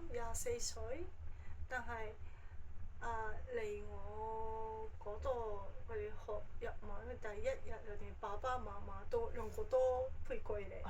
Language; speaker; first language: Cantonese; non-native, fluent; Japanese